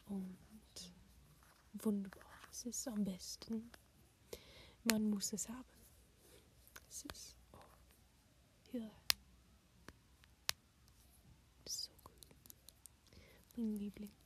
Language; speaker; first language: German; non-native, learner; English